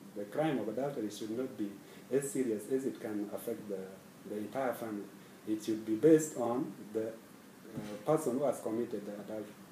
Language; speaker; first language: English; non-native, fluent; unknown